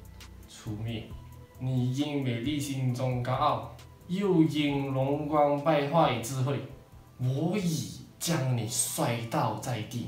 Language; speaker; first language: Chinese; native; Chinese